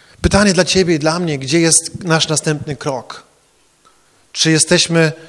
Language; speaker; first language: Polish; early bilingual, heritage; Polish